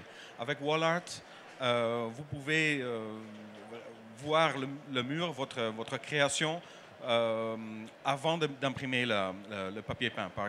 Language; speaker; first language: French; non-native, learner; Dutch